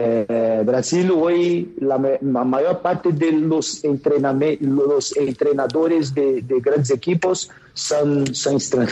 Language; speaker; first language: Spanish; non-native, fluent; Portuguese